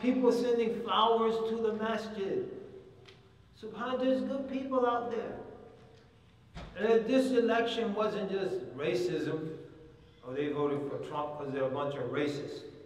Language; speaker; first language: English; native; English